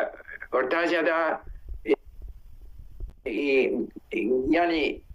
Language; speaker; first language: Turkish; non-native, learner; English